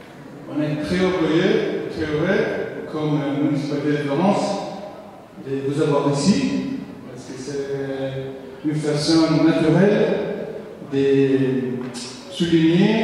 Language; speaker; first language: French; non-native, fluent; Italian